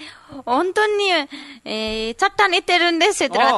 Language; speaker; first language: Japanese; non-native, learner; Nepali